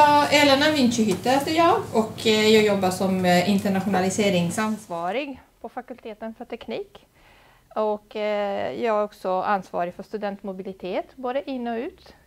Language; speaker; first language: Swedish; non-native, fluent; Italian